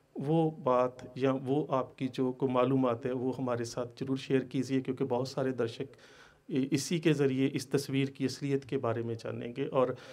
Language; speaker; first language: Hindi; non-native, local second language; Punjabi